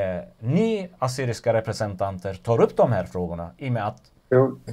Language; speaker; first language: Swedish; non-native, fluent; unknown